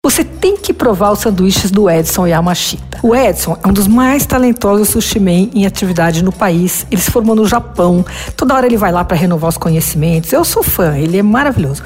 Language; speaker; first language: Portuguese; native; Portuguese